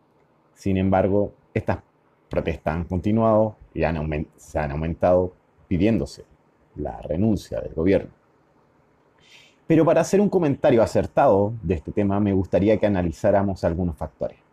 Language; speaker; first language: Spanish; native; Spanish